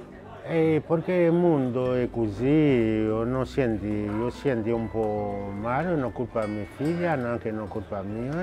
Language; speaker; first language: Italian; non-native, learner; Haitian Creole